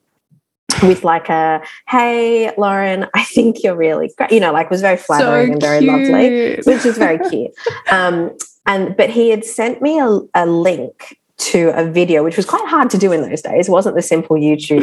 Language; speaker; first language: English; native; English